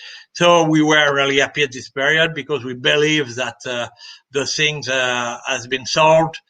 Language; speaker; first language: English; non-native, fluent; French